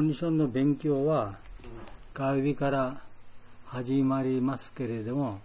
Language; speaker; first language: Japanese; non-native, learner; Bangla